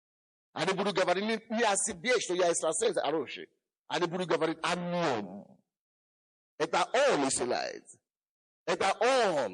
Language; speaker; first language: Russian; non-native, fluent; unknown